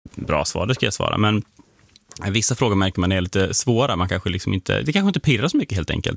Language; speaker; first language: Swedish; native; Swedish